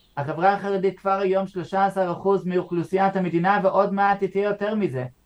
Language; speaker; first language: Hebrew; non-native, fluent; English